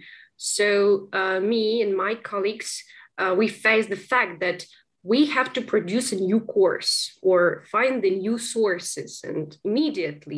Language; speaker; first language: English; non-native, fluent; Ukrainian